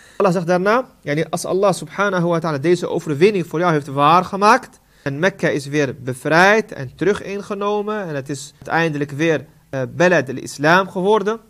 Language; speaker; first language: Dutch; non-native, fluent; Arabic